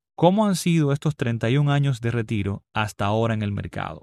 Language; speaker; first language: Spanish; native; Spanish